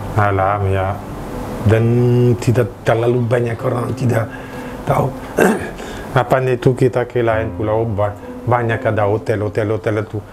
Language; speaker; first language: Indonesian; non-native, learner; French